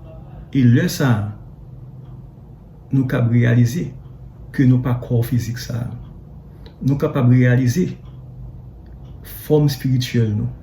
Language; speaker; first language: French; non-native, learner; Haitian Creole